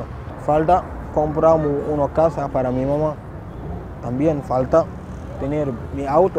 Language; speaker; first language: Spanish; non-native, learner; Wolof